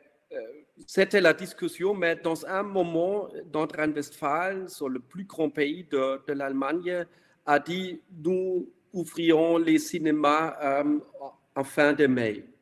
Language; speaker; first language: French; non-native, fluent; German